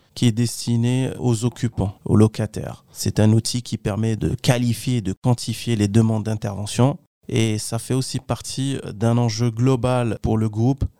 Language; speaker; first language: French; non-native, local second language; Arabic